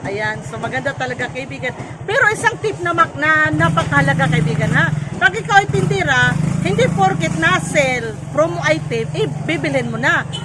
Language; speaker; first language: Filipino; non-native, local second language; Cebuano